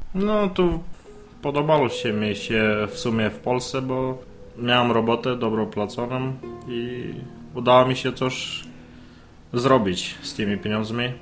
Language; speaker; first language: Polish; non-native, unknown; Romanian